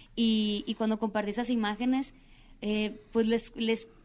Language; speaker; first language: Spanish; native; Spanish